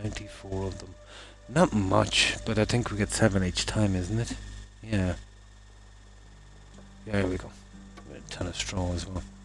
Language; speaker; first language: English; native; English